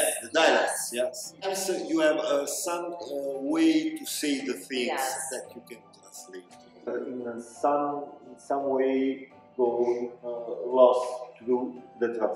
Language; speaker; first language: English; non-native, learner; Italian